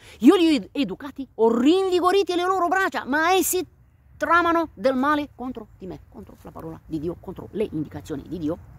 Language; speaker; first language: Italian; non-native, fluent; Romanian